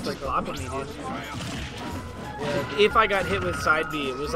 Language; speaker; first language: English; native; English